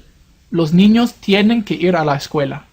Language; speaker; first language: Spanish; non-native, fluent; English